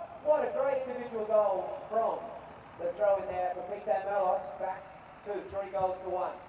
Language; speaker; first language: English; native; English